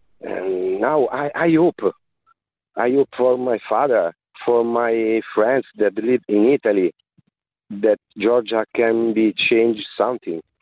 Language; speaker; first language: English; non-native, learner; Italian